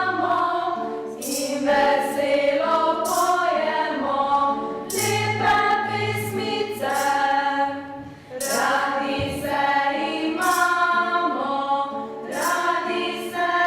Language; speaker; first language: Slovenian; native; Slovenian